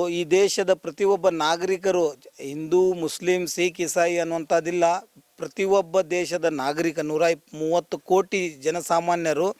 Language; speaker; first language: Kannada; native; Kannada